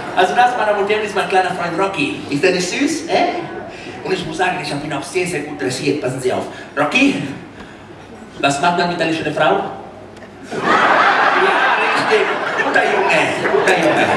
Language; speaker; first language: German; non-native, fluent; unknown